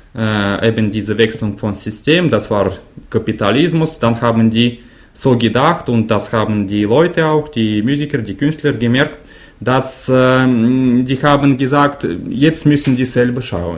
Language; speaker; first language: German; non-native, fluent; Russian